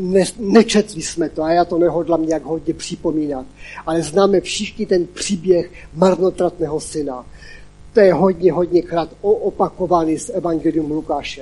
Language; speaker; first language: Czech; non-native, local second language; Polish